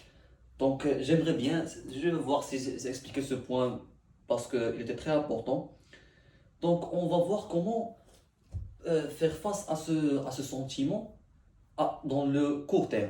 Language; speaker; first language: French; non-native, learner; Arabic